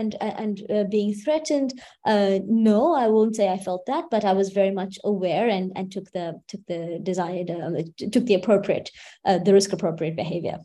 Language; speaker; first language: English; native; English